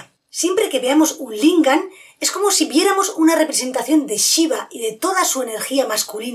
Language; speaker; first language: Spanish; native; Spanish